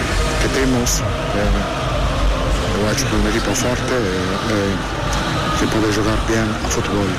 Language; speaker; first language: Portuguese; non-native, learner; Italian